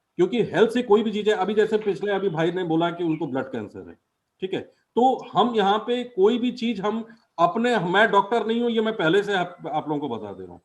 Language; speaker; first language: Hindi; native; Hindi